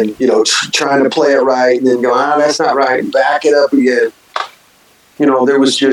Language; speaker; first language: English; native; English